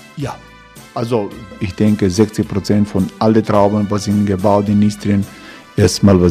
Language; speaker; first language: German; non-native, learner; Croatian